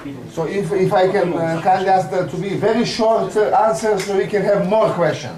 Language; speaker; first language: English; non-native, fluent; Serbian